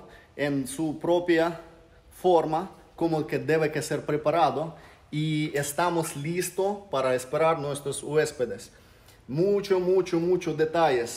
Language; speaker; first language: Spanish; non-native, fluent; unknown